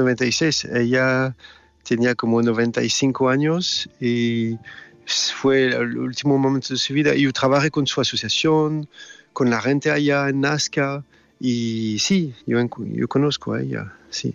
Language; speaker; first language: Spanish; non-native, fluent; French